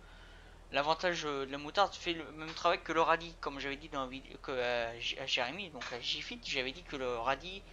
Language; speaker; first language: French; native; French